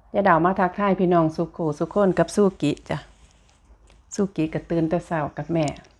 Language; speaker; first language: Thai; native; Thai